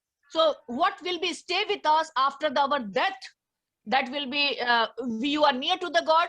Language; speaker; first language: English; non-native, learner; Hindi